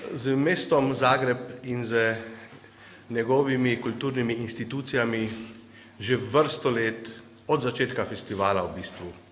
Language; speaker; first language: Slovenian; native; Slovenian